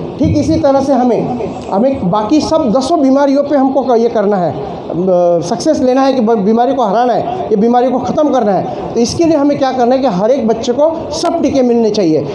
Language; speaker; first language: Hindi; non-native, local second language; Marathi